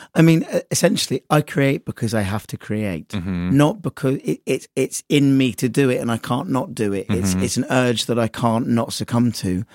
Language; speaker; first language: English; native; English